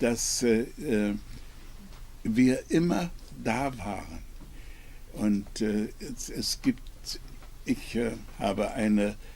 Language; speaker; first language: German; non-native, fluent; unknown